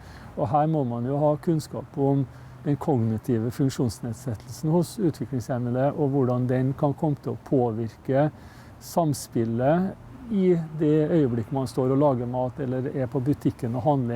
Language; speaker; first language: Norwegian; native; Norwegian